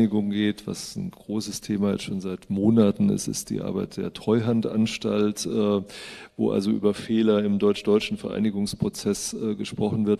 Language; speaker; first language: German; native; German